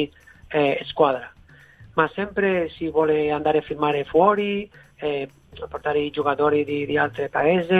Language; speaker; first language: Italian; non-native, fluent; Spanish